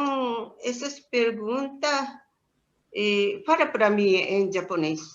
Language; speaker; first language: Portuguese; non-native, learner; Japanese